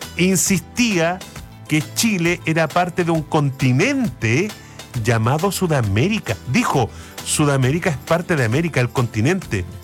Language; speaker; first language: Spanish; native; Spanish